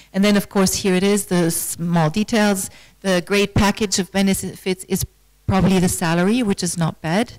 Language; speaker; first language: English; non-native, fluent; German